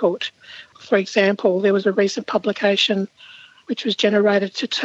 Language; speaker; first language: English; native; English